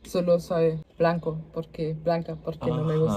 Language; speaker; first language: Spanish; non-native, learner; German